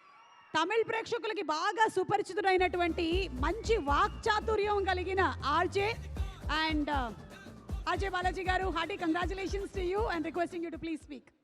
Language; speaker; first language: Telugu; native; Telugu